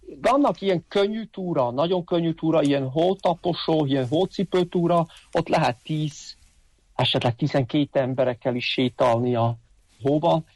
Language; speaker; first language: Hungarian; non-native, fluent; Swiss German